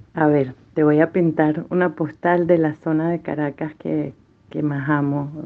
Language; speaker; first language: Spanish; native; Spanish